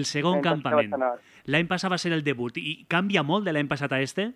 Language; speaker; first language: Catalan; native; Catalan